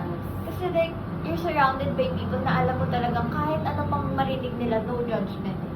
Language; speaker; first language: Filipino; native; Filipino